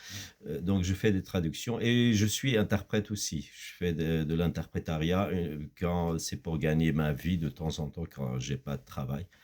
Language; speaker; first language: French; non-native, fluent; Kurdish